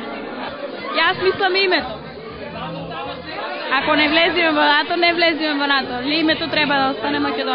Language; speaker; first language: Macedonian; early bilingual, heritage; Macedonian